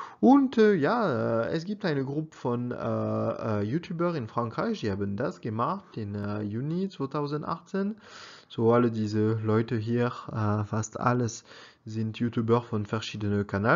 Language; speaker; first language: German; non-native, learner; French